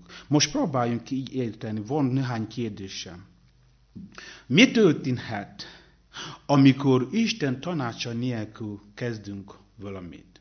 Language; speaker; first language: Hungarian; non-native, learner; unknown